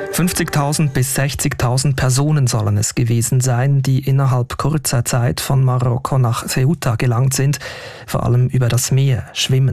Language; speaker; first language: German; native; German